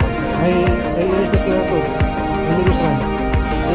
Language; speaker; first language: English; non-native, local second language; Filipino